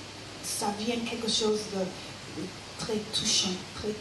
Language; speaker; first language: French; non-native, learner; English